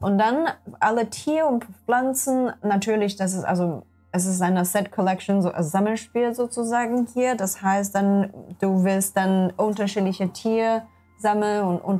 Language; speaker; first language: German; non-native, learner; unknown